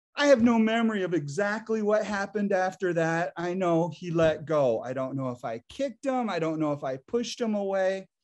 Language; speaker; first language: English; native; English